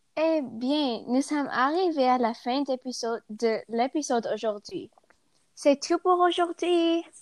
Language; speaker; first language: French; non-native, learner; English